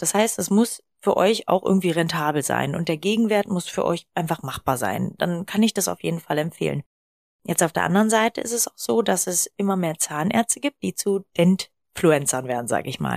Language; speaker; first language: German; native; German